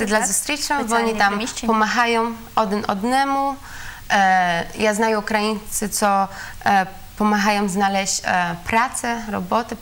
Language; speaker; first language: Ukrainian; non-native, learner; Polish